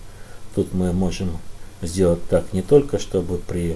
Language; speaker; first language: Russian; native; Russian